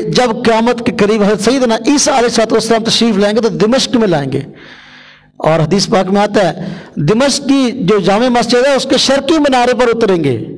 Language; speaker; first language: Urdu; non-native, local second language; Punjabi